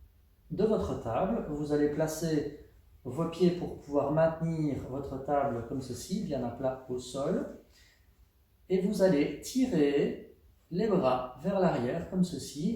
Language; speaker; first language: French; native; French